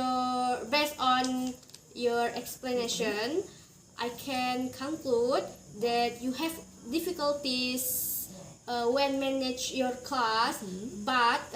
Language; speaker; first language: English; non-native, learner; Indonesian